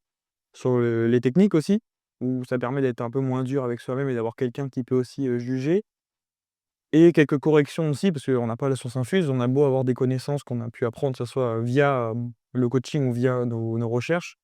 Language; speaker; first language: French; native; French